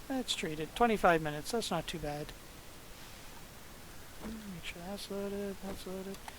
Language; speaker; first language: English; native; English